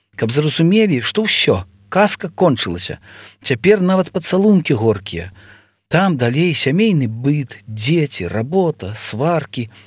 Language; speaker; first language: Belarusian; native; Belarusian